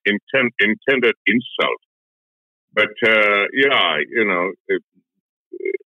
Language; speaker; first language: English; non-native, local second language; Tamil